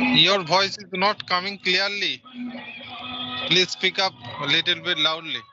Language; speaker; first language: English; non-native, local second language; Santali